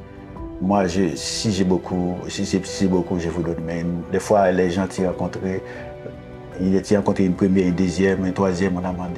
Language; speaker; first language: French; non-native, learner; Haitian Creole